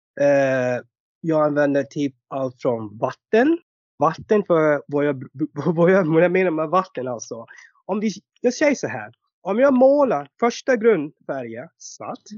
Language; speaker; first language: Swedish; non-native, fluent; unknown